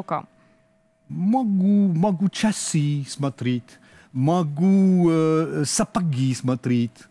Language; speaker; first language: Russian; non-native, learner; French